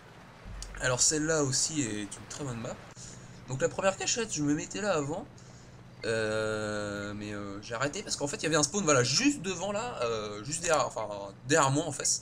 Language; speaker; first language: French; native; French